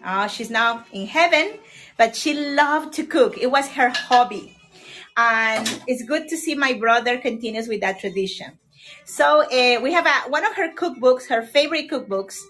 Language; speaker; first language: English; non-native, fluent; Spanish